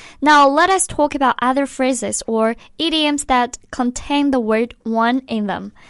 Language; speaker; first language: English; non-native, fluent; Chinese